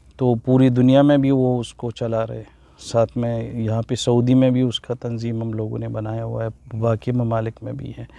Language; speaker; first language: Urdu; non-native, local second language; Pashto